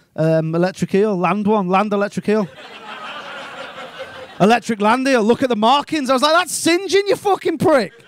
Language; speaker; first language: English; native; English